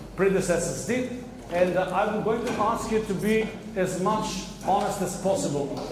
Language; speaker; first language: English; non-native, fluent; Macedonian